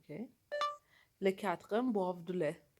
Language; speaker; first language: French; non-native, learner; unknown